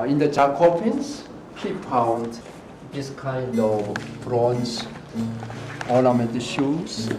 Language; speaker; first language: English; non-native, learner; Korean